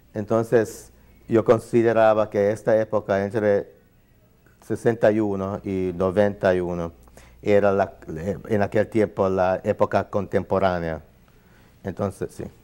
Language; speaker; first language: Spanish; non-native, fluent; English